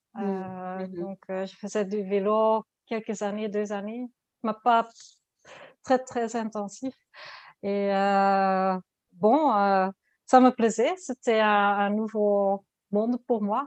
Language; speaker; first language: French; non-native, learner; Dutch